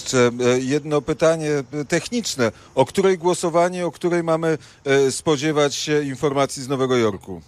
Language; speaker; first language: Polish; native; Polish